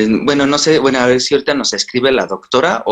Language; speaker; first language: Spanish; native; Spanish